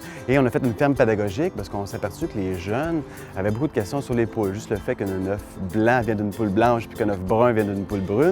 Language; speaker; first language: French; native; French